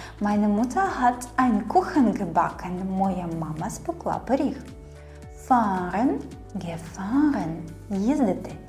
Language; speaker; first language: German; non-native, fluent; Ukrainian